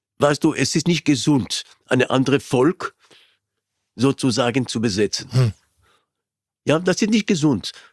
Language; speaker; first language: German; non-native, fluent; Hebrew